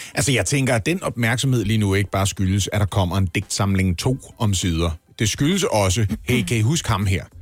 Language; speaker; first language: Danish; native; Danish